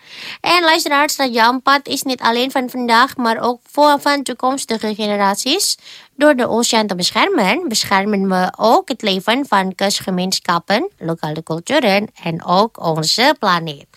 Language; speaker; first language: Dutch; non-native, fluent; Indonesian